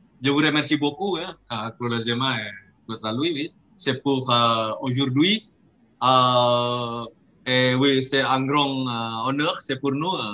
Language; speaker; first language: French; non-native, learner; Indonesian